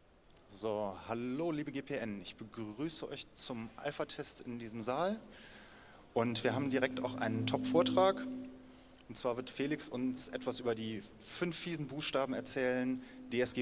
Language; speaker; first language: German; native; German